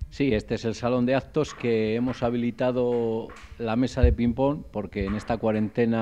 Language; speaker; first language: Spanish; native; Spanish